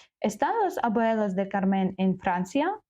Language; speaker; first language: Spanish; non-native, learner; Ukrainian